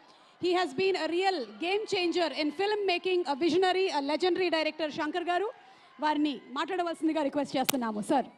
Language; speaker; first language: Telugu; native; Telugu